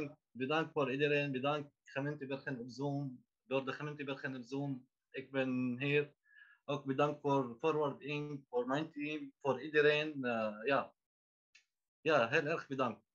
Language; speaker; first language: Dutch; non-native, learner; Arabic